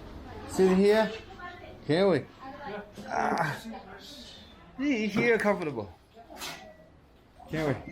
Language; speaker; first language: English; non-native, learner; Tibetan